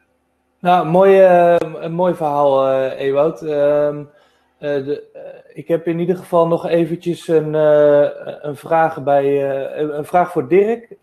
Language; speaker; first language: Dutch; native; Dutch